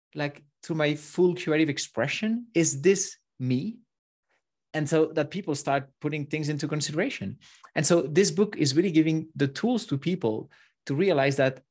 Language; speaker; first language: English; non-native, fluent; French